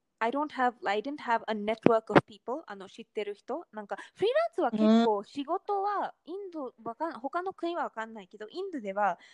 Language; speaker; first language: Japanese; non-native, fluent; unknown